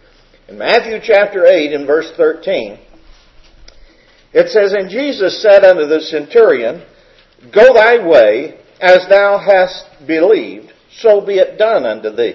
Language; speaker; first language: English; native; English